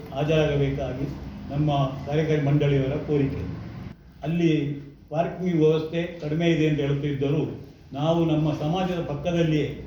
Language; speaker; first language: Kannada; non-native, local second language; Kodava